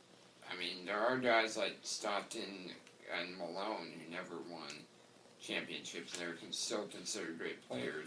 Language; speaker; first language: English; native; English